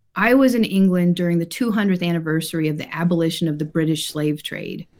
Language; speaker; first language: English; early bilingual, other home language; Japanese